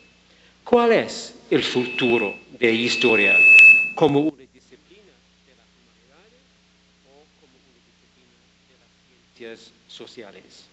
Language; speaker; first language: Spanish; non-native, fluent; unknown